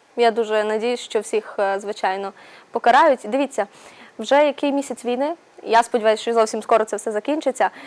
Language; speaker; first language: Ukrainian; native; Ukrainian